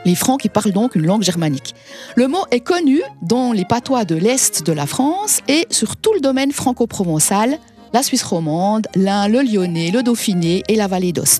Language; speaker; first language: French; native; French